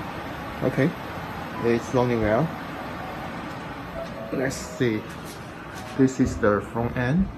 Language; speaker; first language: English; non-native, learner; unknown